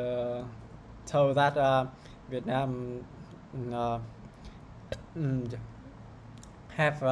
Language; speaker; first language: English; non-native, learner; Vietnamese